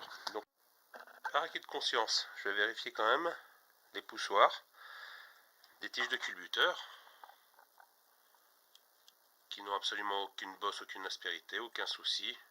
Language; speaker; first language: French; native; French